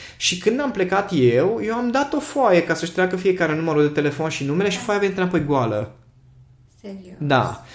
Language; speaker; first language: Romanian; non-native, local second language; Hungarian